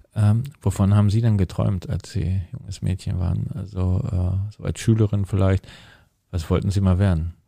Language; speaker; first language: German; native; German